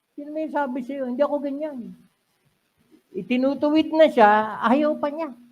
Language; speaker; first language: Filipino; non-native, local second language; Iloko